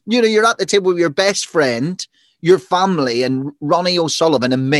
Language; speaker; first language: English; native; English